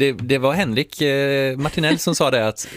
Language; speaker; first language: Swedish; native; Swedish